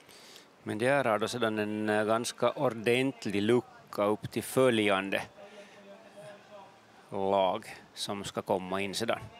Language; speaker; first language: Swedish; native; Swedish